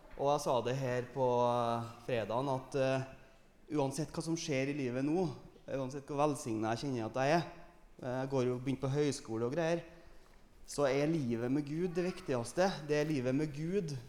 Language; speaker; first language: Norwegian; native; Norwegian